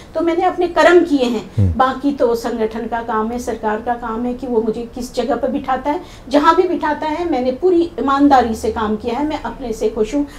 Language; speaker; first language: Hindi; native; Hindi